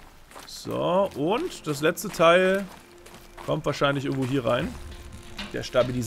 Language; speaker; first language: German; native; German